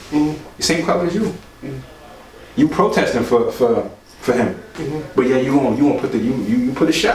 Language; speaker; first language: English; native; English